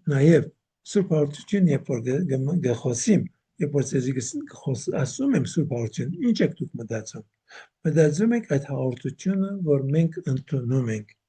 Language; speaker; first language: Armenian; native; Armenian